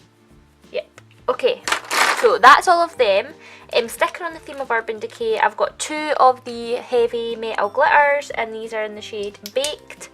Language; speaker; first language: English; native; English